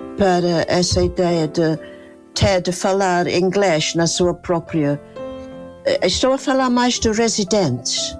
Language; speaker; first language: Portuguese; non-native, fluent; English